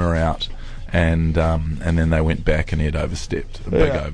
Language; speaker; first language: English; native; English